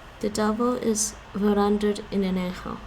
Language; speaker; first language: Dutch; non-native, learner; English